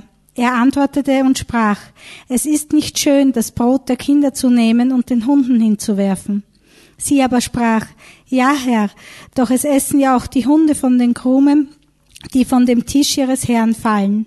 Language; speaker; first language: German; native; German